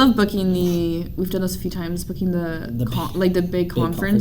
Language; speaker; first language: English; native; English